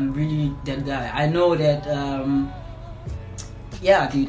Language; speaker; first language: English; non-native, local second language; Zulu